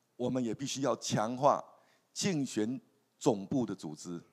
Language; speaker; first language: Chinese; native; Chinese